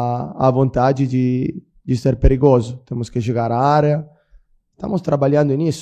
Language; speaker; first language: Portuguese; non-native, fluent; Italian